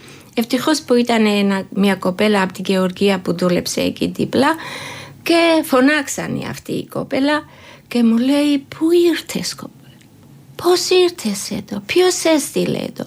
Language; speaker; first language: Greek; non-native, learner; Georgian